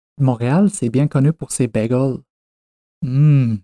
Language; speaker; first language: French; non-native, fluent; English